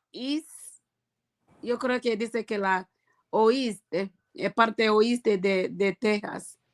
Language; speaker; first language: Spanish; non-native, learner; English